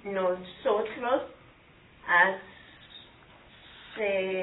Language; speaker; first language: Spanish; non-native, learner; English